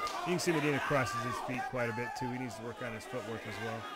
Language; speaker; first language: English; native; English